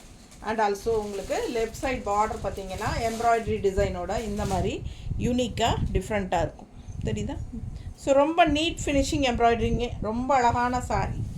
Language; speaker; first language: Tamil; native; Tamil